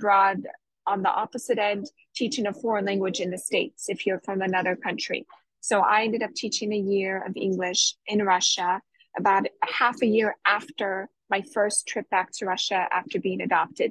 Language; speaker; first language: English; native; English